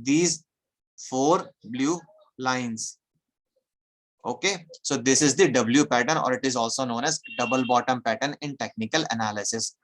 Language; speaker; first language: English; non-native, local second language; Hindi